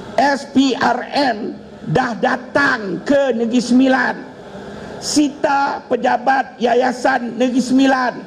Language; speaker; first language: Malay; native; Malay